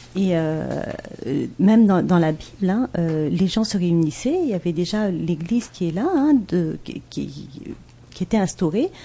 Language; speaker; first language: French; non-native, local second language; Malagasy